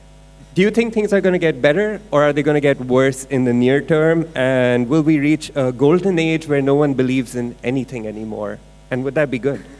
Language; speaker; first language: English; non-native, local second language; Urdu